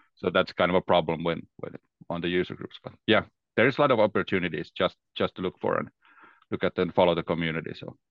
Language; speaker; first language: English; non-native, fluent; Finnish